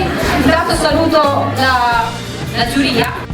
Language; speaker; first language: Italian; native; Italian